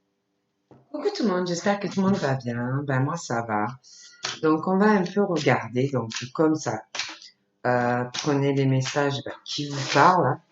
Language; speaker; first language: French; native; French